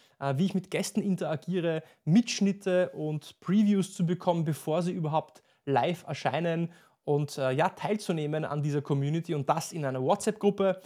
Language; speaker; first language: German; native; German